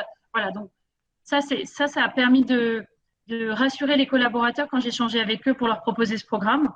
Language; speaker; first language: French; native; French